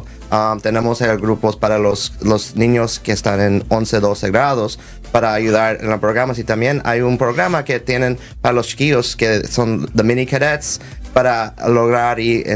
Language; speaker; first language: Spanish; early bilingual, heritage; Spanish